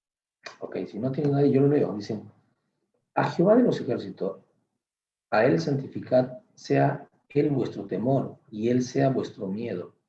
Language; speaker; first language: Spanish; native; Spanish